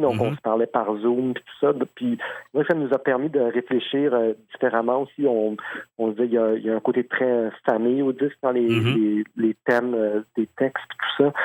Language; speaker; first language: French; native; French